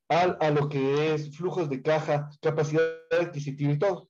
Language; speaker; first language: Spanish; native; Spanish